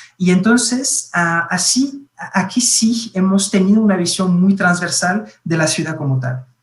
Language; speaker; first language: Spanish; non-native, fluent; French